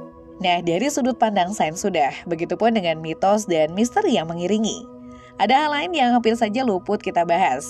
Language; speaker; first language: Indonesian; native; Indonesian